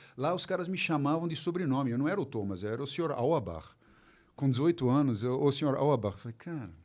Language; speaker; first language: Portuguese; early bilingual, other home language; German